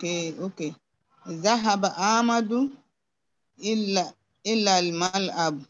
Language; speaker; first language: Arabic; non-native, learner; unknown